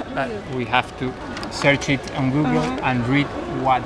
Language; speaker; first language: English; non-native, fluent; Spanish